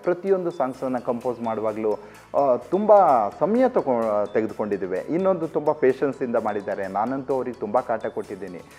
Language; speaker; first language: Kannada; native; Kannada